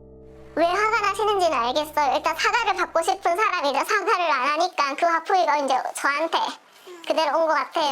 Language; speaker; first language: Korean; native; Korean